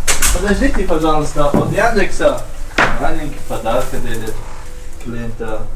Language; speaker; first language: Russian; non-native, learner; Tajik